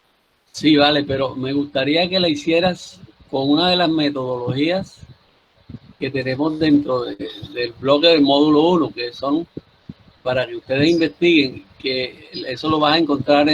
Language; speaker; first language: Spanish; native; Spanish